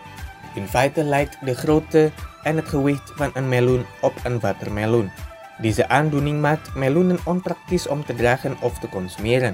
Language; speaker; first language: Dutch; non-native, fluent; Indonesian